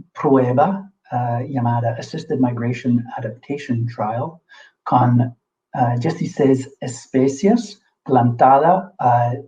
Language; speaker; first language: Spanish; non-native, fluent; English